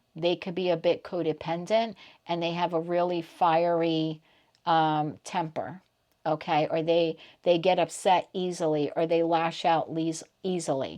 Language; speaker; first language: English; native; English